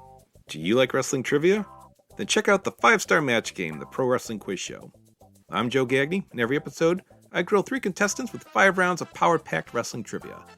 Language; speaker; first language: English; native; English